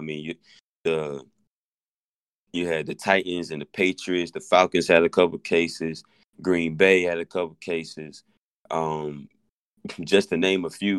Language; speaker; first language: English; native; English